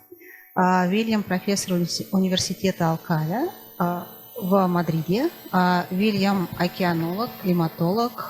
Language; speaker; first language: Russian; native; Russian